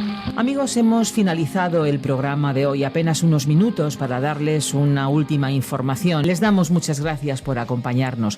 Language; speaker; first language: Spanish; native; Spanish